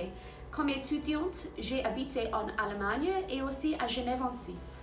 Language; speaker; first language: French; non-native, fluent; English